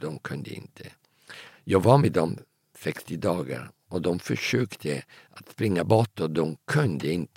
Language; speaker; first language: Swedish; early bilingual, heritage; Italian